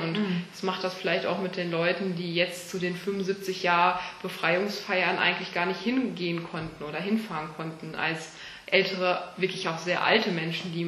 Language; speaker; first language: German; native; German